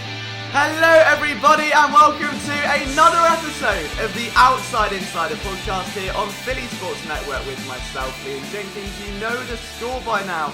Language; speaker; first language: English; native; English